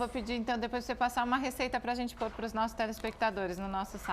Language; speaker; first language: Portuguese; native; Portuguese